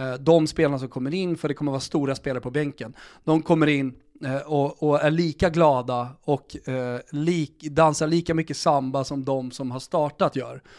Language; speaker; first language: Swedish; native; Swedish